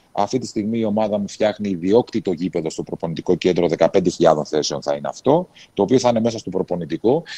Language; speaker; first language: Greek; native; Greek